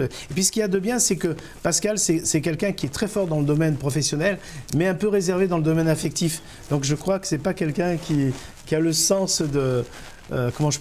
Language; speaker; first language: French; native; French